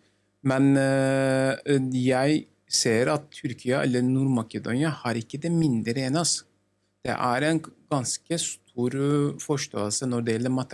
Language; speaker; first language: Norwegian; non-native, learner; Turkish